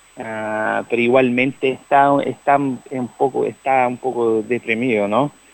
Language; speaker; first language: Spanish; early bilingual, heritage; Spanish